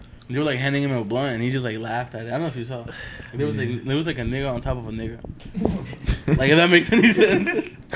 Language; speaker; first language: English; early bilingual, other home language; Spanish